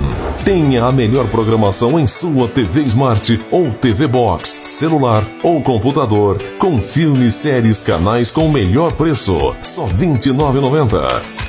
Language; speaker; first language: Portuguese; native; Portuguese